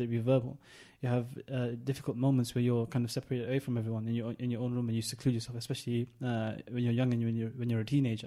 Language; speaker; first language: English; native; English